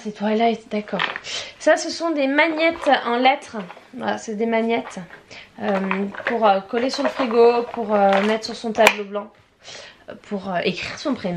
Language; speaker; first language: French; native; French